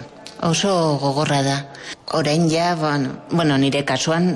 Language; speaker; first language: Basque; non-native, local second language; Spanish